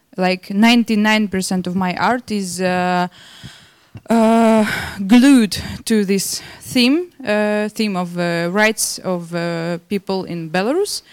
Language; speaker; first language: English; non-native, fluent; Belarusian